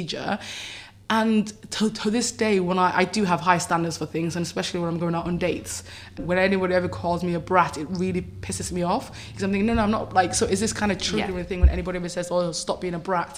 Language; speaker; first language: English; native; English